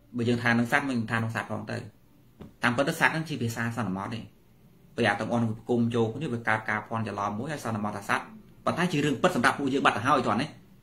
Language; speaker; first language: Khmer; native; Khmer